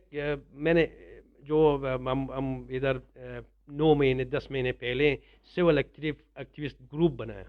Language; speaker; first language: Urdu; non-native, learner; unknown